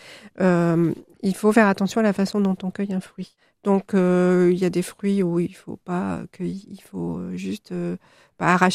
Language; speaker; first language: French; native; French